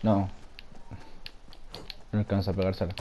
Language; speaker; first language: Spanish; native; Spanish